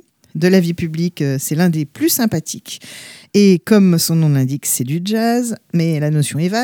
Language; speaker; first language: French; native; French